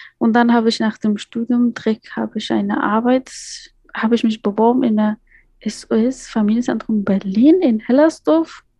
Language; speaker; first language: German; non-native, fluent; Persian